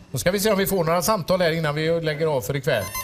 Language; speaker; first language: Swedish; native; Swedish